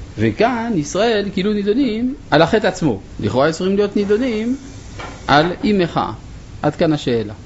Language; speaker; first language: Hebrew; non-native, fluent; French